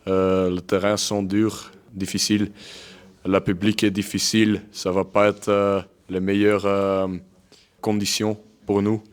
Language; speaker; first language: French; non-native, local second language; Dutch